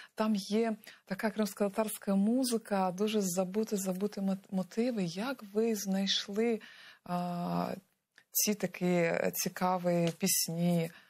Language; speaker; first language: Ukrainian; non-native, local second language; Crimean Tatar